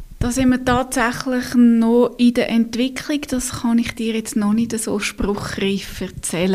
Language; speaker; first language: German; native; German